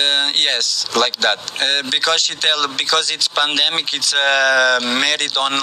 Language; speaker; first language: English; non-native, learner; Portuguese